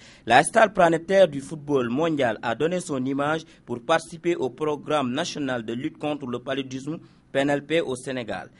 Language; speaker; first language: French; non-native, local second language; Wolof